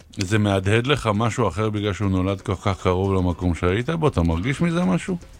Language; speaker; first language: Hebrew; native; Hebrew